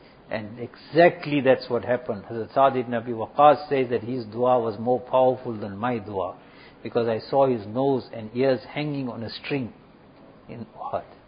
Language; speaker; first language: English; native; English